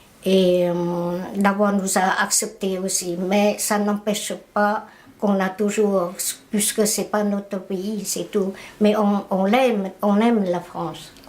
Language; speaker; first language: French; non-native, fluent; Khmer